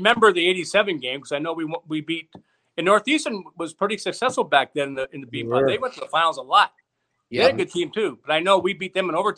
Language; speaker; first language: English; native; English